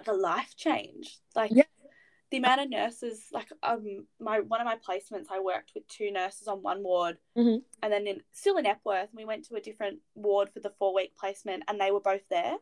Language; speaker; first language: English; native; English